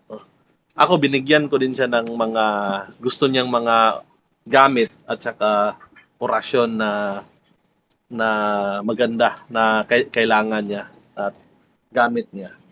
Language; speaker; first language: Filipino; non-native, local second language; Cebuano